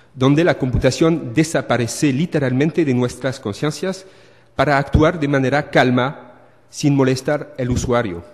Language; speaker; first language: Spanish; non-native, learner; French